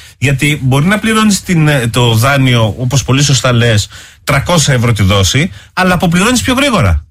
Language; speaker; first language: Greek; native; Greek